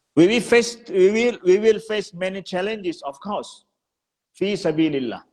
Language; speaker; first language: English; non-native, learner; Indonesian